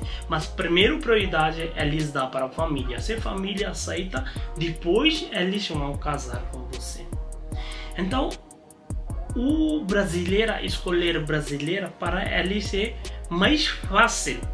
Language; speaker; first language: Portuguese; non-native, learner; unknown